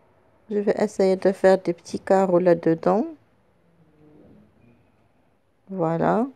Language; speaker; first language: French; non-native, local second language; Arabic